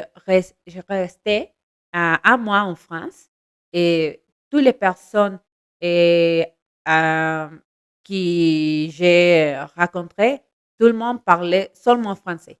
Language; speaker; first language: French; non-native, learner; Spanish